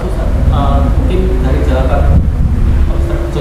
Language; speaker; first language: Indonesian; native; Indonesian